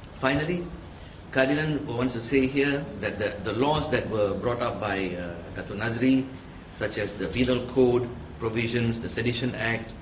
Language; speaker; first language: English; non-native, local second language; Tamil